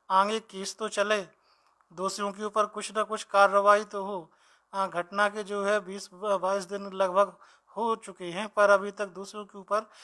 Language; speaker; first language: Hindi; native; Hindi